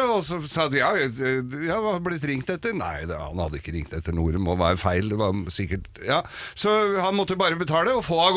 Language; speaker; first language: Norwegian; native; Norwegian